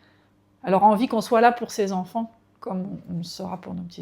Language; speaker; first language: French; native; French